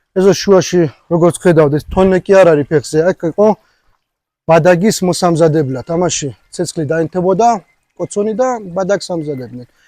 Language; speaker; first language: Georgian; early bilingual, heritage; Georgian